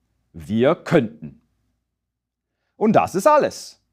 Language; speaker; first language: German; non-native, fluent; English